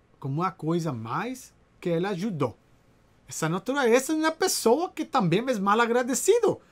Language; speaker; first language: Portuguese; non-native, learner; Spanish